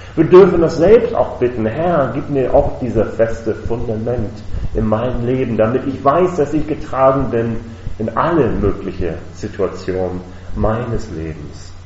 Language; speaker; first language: German; non-native, fluent; English